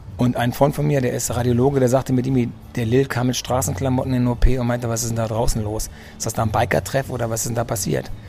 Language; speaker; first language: German; early bilingual, other home language; Greek